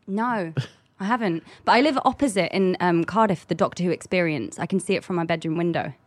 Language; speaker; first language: English; native; English